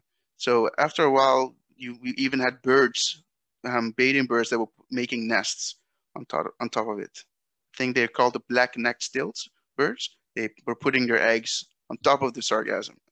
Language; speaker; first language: English; non-native, fluent; Dutch